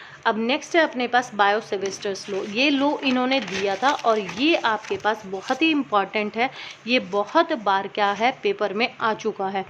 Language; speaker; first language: Hindi; native; Hindi